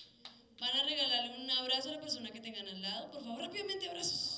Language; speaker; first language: Spanish; native; Spanish